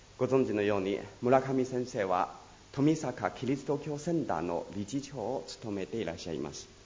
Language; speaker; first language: Japanese; non-native, fluent; Chinese